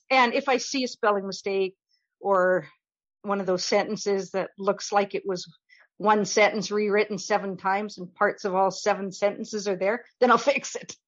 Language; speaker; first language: English; native; English